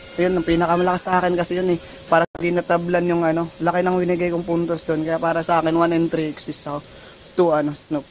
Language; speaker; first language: Filipino; non-native, local second language; Cebuano